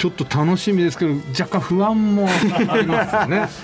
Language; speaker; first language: Japanese; native; Japanese